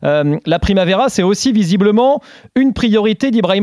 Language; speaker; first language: French; native; French